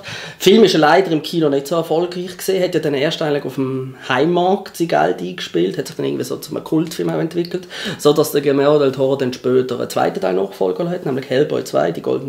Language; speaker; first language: German; native; German